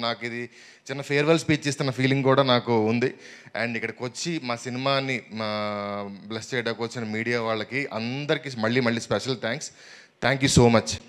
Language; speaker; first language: Telugu; native; Telugu